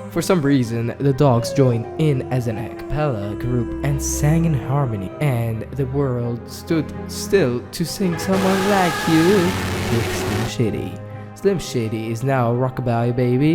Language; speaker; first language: English; native; English